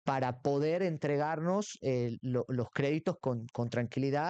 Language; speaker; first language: Spanish; native; Spanish